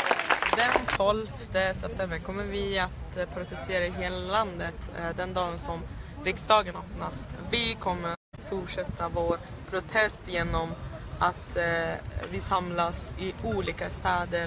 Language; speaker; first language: Swedish; non-native, fluent; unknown